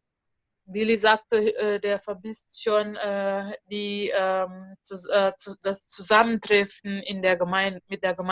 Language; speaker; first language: German; non-native, fluent; Indonesian